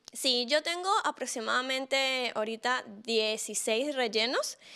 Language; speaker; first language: Spanish; native; Spanish